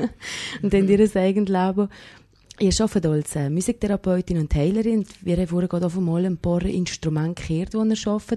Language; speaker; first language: German; native; German